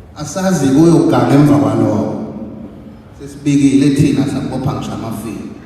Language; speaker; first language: Zulu; native; Zulu